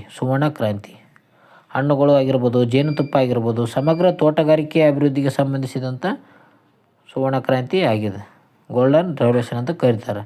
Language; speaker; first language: Kannada; native; Kannada